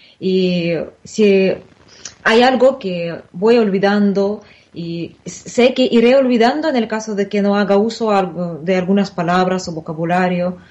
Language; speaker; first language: Spanish; non-native, fluent; Russian